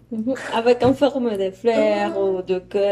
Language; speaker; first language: French; non-native, learner; Spanish